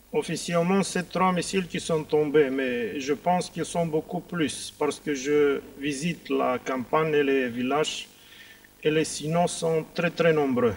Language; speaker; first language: French; non-native, fluent; Bulgarian